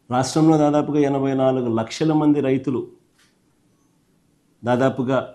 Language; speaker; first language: Telugu; native; Telugu